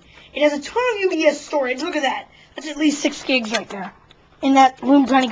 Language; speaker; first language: English; native; English